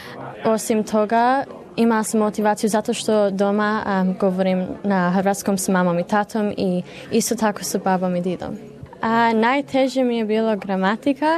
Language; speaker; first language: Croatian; early bilingual, heritage; Croatian